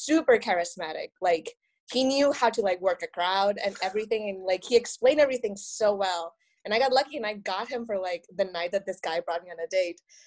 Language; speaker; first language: English; non-native, fluent; Spanish